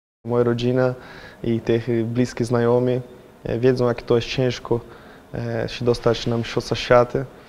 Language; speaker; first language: Polish; non-native, fluent; Portuguese